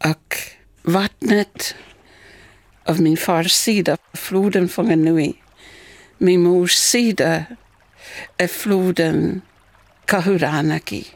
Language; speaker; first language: Swedish; non-native, fluent; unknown